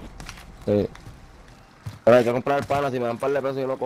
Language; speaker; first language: Spanish; native; Spanish